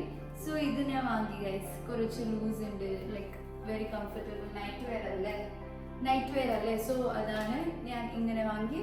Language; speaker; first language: Malayalam; non-native, local second language; Kannada